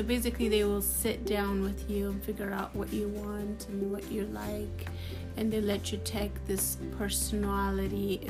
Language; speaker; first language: English; non-native, fluent; Amharic